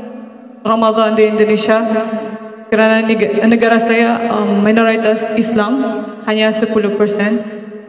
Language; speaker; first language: Indonesian; non-native, fluent; Maranao